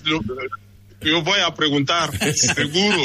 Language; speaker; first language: Spanish; non-native, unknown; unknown